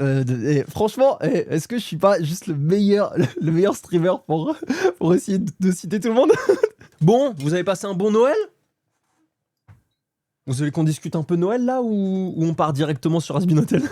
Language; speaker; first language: French; native; French